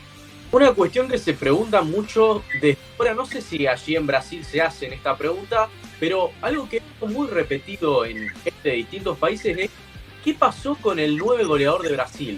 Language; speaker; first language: Spanish; native; Spanish